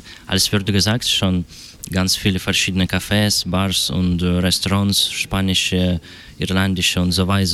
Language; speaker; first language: German; non-native, learner; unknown